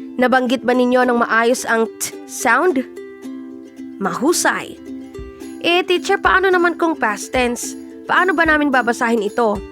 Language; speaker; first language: Filipino; native; Filipino